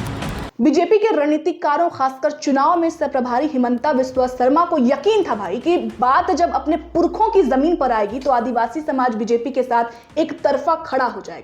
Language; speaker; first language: Hindi; native; Hindi